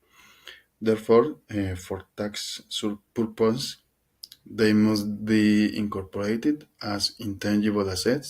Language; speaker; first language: English; non-native, learner; Spanish